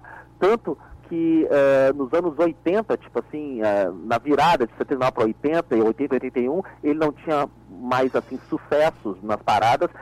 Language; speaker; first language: Portuguese; native; Portuguese